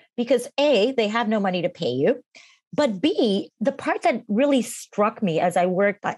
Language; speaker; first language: English; non-native, fluent; Spanish